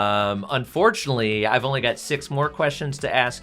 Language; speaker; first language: English; native; English